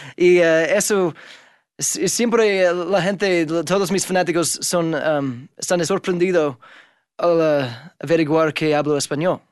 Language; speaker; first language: Spanish; non-native, fluent; English